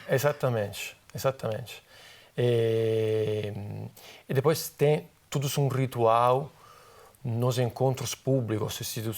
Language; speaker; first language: Portuguese; non-native, fluent; Italian